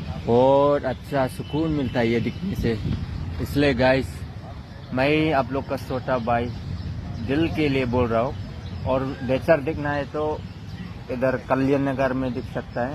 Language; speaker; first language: Hindi; non-native, local second language; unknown